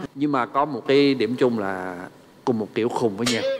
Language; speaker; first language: Vietnamese; non-native, fluent; English